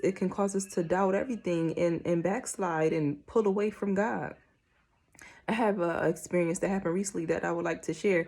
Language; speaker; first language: English; native; English